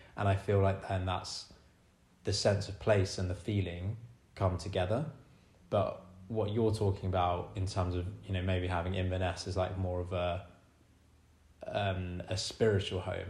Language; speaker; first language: English; native; English